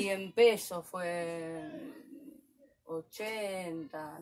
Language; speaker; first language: Portuguese; non-native, learner; Spanish